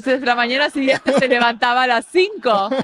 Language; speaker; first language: Spanish; native; Spanish